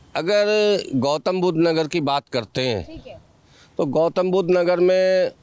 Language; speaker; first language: Hindi; native; Hindi